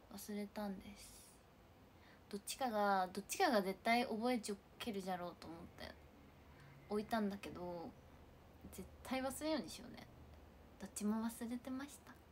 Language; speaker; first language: Japanese; native; Japanese